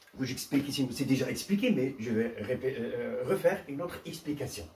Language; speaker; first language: French; non-native, local second language; Arabic